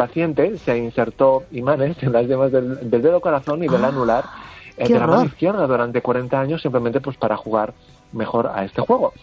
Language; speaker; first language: Spanish; native; Spanish